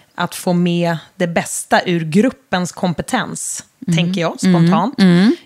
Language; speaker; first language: Swedish; native; Swedish